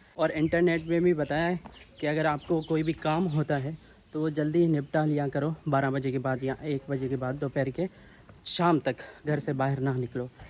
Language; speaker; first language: Urdu; non-native, local second language; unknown